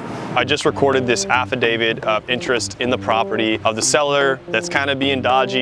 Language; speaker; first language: English; native; English